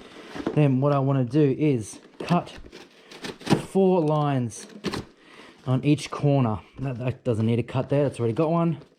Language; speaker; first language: English; native; English